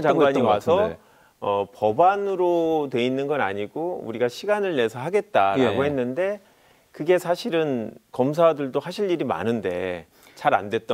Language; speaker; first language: Korean; native; Korean